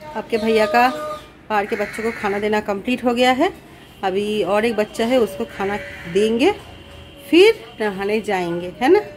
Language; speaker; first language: Hindi; non-native, local second language; Bangla